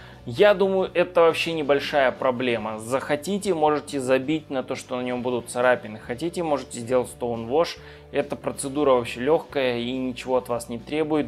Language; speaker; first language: Russian; native; Russian